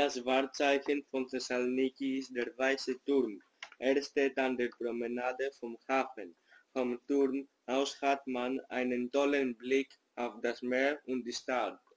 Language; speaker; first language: German; non-native, learner; Greek